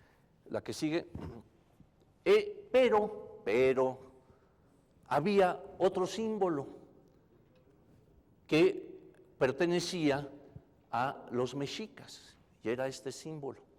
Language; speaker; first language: Spanish; native; Spanish